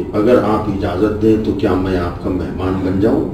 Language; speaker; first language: Hindi; non-native, local second language; Urdu